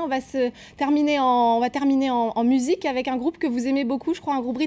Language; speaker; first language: French; native; French